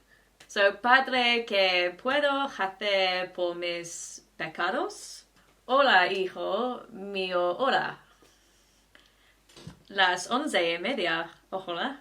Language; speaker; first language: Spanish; non-native, learner; English